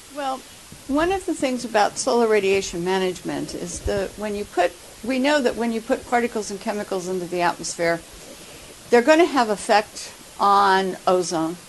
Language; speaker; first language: English; native; English